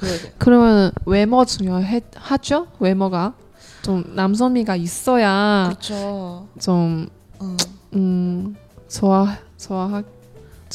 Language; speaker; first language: Korean; non-native, learner; Chinese